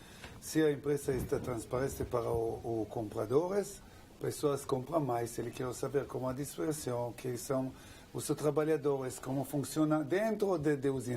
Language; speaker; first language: Portuguese; non-native, learner; Hebrew